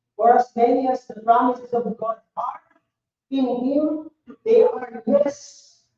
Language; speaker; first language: English; non-native, local second language; Filipino